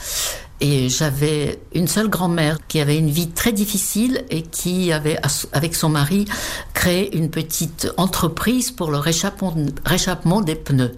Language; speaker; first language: French; non-native, fluent; Czech